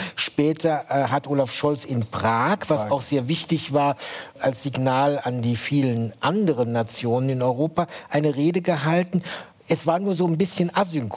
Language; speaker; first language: German; native; German